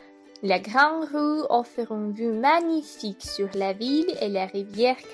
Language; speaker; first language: French; non-native, learner; Russian